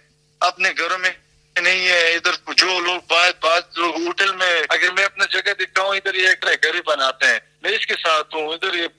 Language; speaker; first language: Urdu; non-native, fluent; Pashto